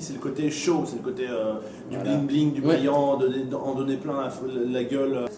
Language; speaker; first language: French; native; French